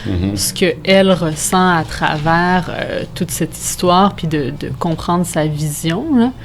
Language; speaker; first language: French; native; French